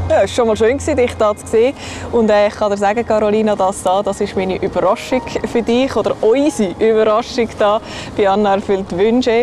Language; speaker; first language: German; native; German